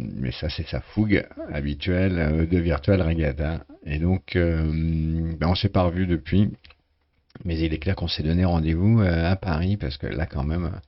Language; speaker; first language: French; native; French